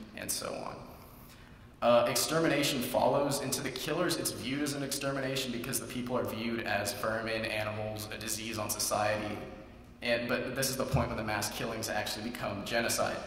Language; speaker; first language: English; native; English